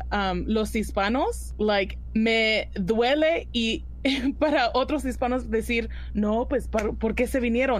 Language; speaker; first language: Spanish; early bilingual, heritage; Spanish